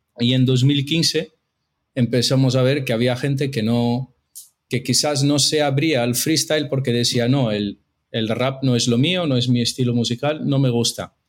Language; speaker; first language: Spanish; non-native, fluent; Portuguese